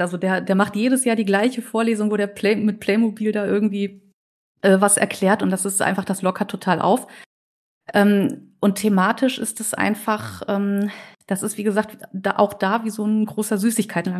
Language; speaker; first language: German; native; German